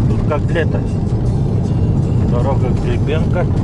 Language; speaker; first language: Russian; non-native, local second language; Yakut